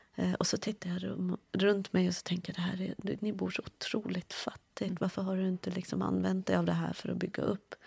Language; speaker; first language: Swedish; early bilingual, other home language; Kurdish